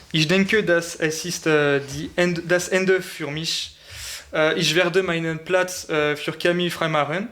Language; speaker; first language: German; non-native, learner; French